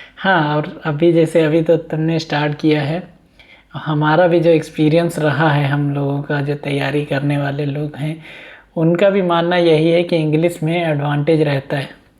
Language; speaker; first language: Hindi; native; Hindi